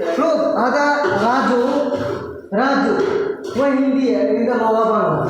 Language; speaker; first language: Hindi; non-native, learner; Bangla